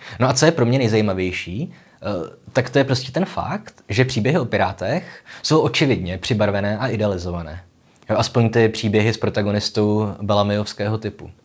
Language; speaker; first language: Czech; native; Czech